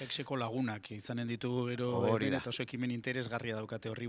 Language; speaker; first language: Basque; native; Basque